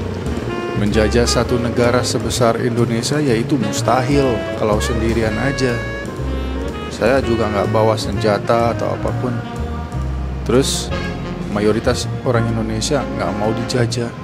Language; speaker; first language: Indonesian; non-native, fluent; Dutch